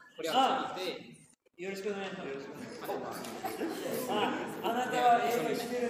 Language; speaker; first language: Japanese; non-native, learner; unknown